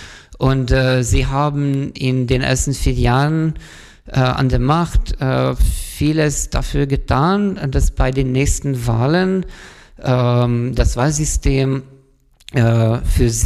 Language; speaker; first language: German; non-native, fluent; Hungarian